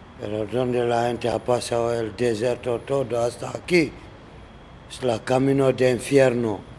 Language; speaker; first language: Spanish; non-native, learner; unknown